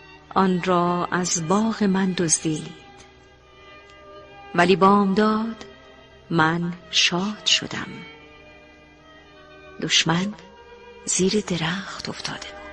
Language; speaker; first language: Persian; native; Persian